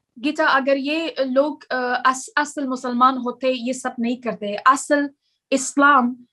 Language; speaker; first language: Hindi; non-native, learner; Persian